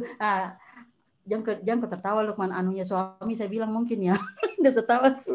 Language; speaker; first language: Indonesian; native; Indonesian